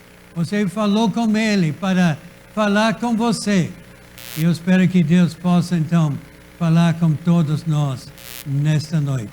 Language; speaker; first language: Portuguese; native; Portuguese